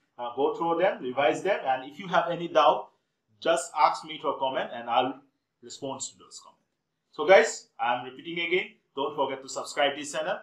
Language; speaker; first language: English; non-native, local second language; Assamese